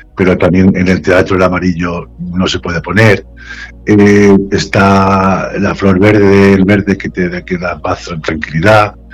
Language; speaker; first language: Spanish; native; Spanish